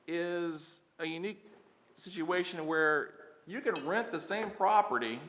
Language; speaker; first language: English; native; English